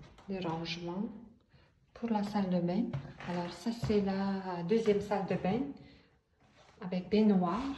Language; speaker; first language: French; non-native, fluent; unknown